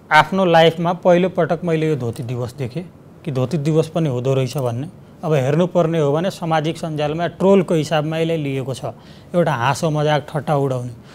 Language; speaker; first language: Nepali; native; Nepali